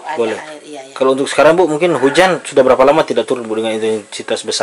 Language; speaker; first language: Indonesian; native; Indonesian